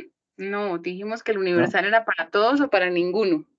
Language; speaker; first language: Spanish; native; Spanish